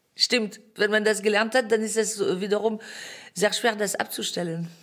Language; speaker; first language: German; non-native, fluent; French